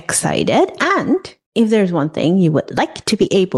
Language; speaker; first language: English; non-native, local second language; Cantonese